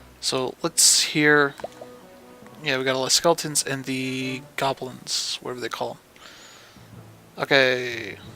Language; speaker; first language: English; native; English